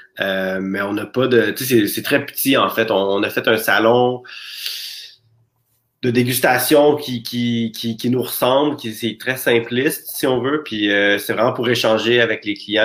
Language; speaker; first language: French; native; French